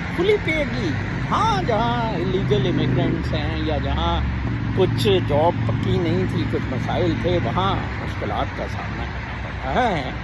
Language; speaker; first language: Urdu; non-native, local second language; Punjabi